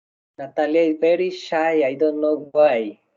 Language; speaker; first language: English; non-native, learner; Spanish